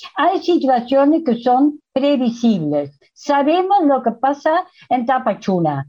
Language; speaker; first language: Spanish; non-native, fluent; Dutch